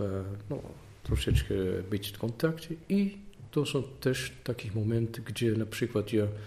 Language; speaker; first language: Polish; non-native, learner; Dutch